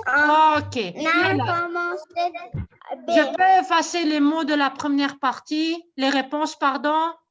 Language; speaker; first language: French; non-native, local second language; Arabic